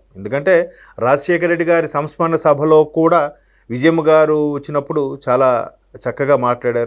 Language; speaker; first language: Telugu; native; Telugu